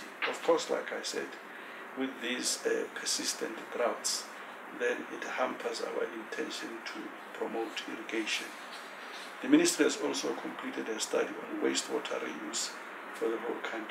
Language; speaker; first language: English; non-native, local second language; Tswana